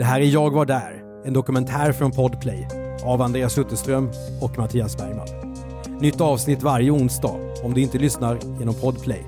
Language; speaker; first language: Swedish; native; Swedish